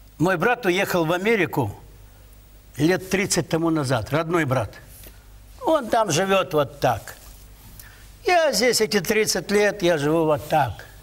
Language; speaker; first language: Russian; native; Russian